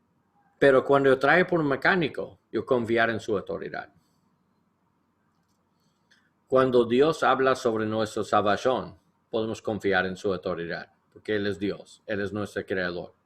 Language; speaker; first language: Spanish; non-native, learner; English